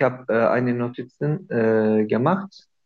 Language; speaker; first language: German; non-native, learner; Turkish